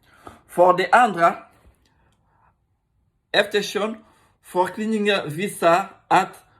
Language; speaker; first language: Swedish; non-native, learner; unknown